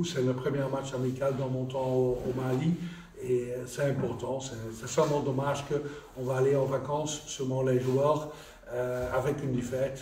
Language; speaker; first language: French; non-native, fluent; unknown